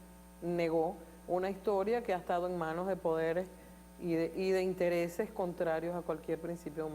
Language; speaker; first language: Spanish; native; Spanish